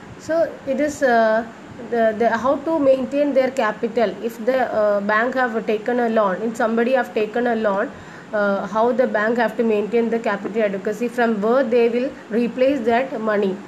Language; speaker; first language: English; non-native, local second language; Malayalam